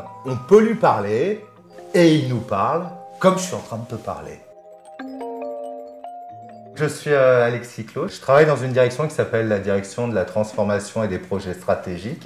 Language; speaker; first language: French; native; French